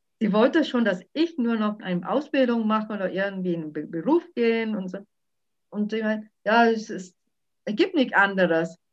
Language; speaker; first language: German; non-native, fluent; Vietnamese